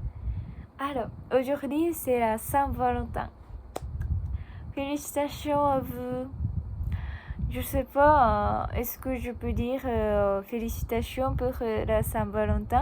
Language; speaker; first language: French; non-native, learner; Japanese